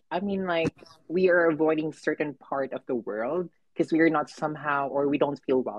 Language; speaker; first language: English; non-native, local second language; Filipino